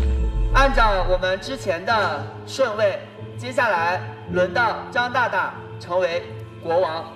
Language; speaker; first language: Chinese; native; Chinese